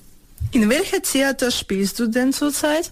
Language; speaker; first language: German; non-native, learner; Ukrainian